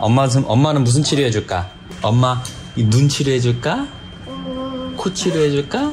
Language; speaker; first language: Korean; native; Korean